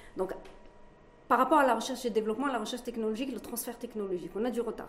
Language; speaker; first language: French; non-native, local second language; Arabic